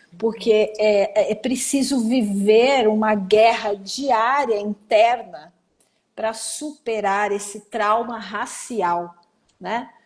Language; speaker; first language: Portuguese; native; Portuguese